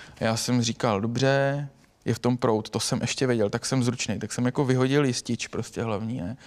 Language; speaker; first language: Czech; native; Czech